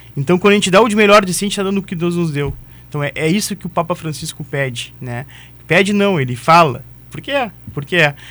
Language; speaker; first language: Portuguese; native; Portuguese